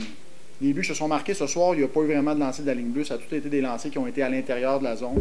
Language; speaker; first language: French; native; French